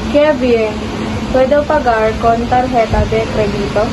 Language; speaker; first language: Spanish; non-native, learner; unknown